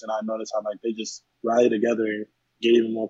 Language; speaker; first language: English; native; English